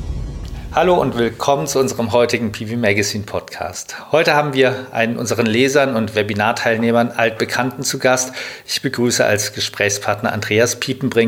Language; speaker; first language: German; native; German